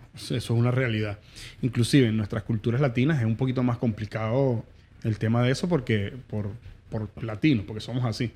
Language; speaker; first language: Spanish; native; Spanish